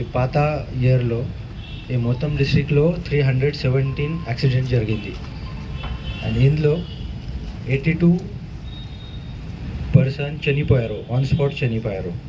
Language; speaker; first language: Telugu; non-native, learner; Hindi